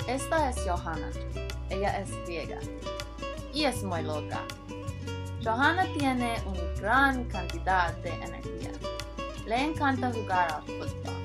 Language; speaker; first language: Spanish; non-native, learner; English